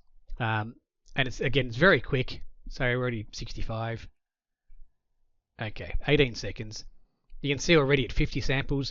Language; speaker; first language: English; native; English